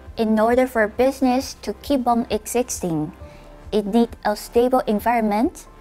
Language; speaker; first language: English; non-native, fluent; Chinese